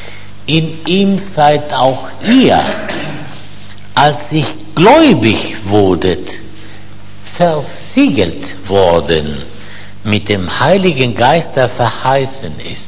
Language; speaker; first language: German; non-native, fluent; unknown